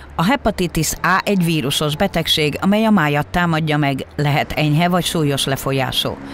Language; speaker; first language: Hungarian; native; Hungarian